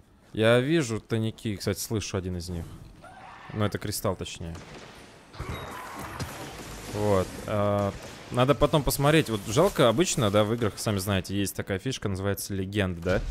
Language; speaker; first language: Russian; native; Russian